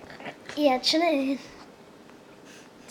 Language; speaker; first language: Welsh; native; Welsh